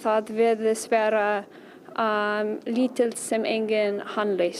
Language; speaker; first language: Icelandic; non-native, fluent; English